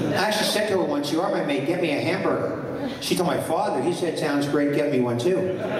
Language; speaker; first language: English; native; English